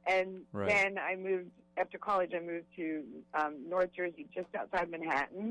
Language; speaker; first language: English; native; English